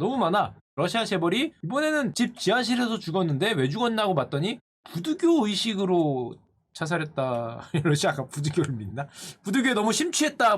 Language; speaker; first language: Korean; native; Korean